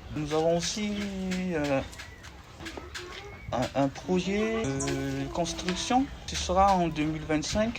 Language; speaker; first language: French; non-native, local second language; Malagasy